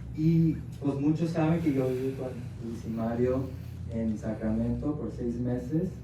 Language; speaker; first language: Spanish; early bilingual, heritage; Spanish